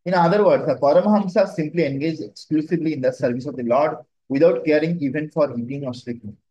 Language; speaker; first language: English; non-native, local second language; Bangla